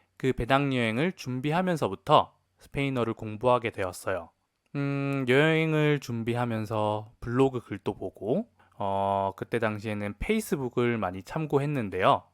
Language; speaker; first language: Korean; native; Korean